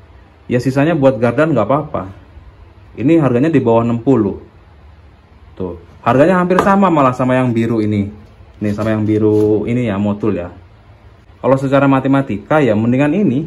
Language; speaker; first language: Indonesian; non-native, local second language; Sundanese